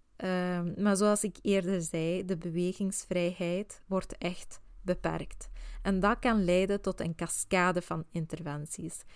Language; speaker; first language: Dutch; non-native, fluent; Swedish